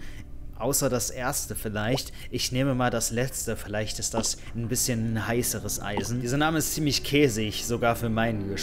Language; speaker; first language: German; native; German